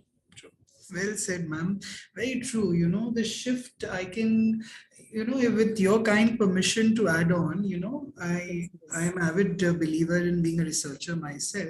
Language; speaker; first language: English; non-native, local second language; Hindi